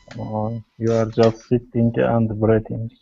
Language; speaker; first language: English; non-native, learner; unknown